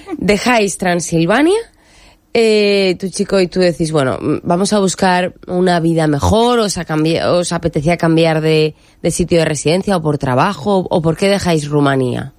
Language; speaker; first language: Spanish; native; Spanish